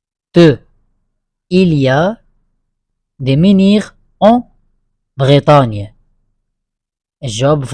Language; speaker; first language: French; non-native, fluent; Arabic